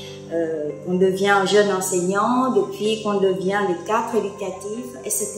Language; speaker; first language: French; non-native, fluent; Vietnamese